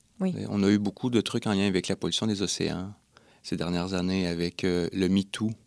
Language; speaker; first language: French; native; French